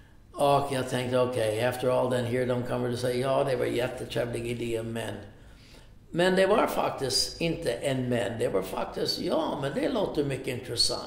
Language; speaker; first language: Swedish; non-native, fluent; English